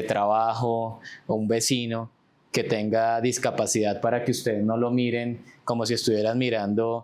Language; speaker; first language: Spanish; native; Spanish